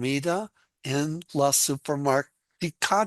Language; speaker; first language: Spanish; non-native, learner; English